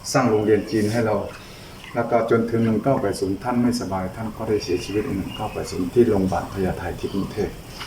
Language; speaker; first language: Thai; non-native, local second language; Chinese